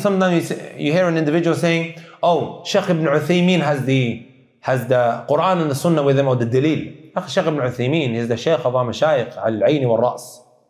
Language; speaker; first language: English; native; English